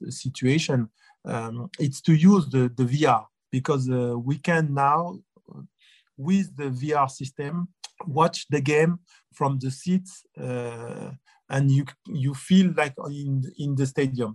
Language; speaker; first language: English; non-native, fluent; French